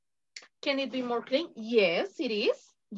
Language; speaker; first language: English; non-native, fluent; Spanish